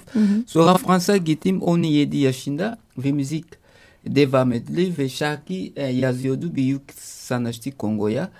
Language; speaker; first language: Turkish; non-native, fluent; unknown